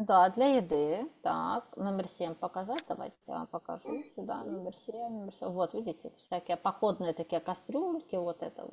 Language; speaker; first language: Russian; native; Russian